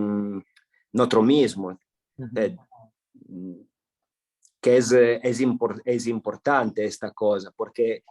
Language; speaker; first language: Spanish; non-native, fluent; Italian